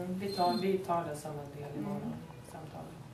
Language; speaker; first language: Swedish; native; Swedish